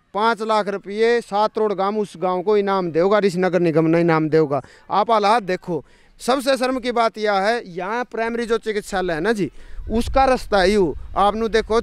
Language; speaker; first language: Hindi; native; Hindi